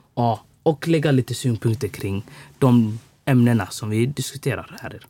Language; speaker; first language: Swedish; early bilingual, other home language; Somali